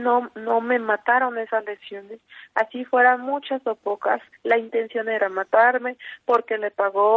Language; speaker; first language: Spanish; native; Spanish